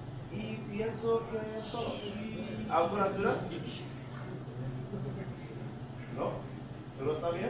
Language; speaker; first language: Spanish; non-native, learner; English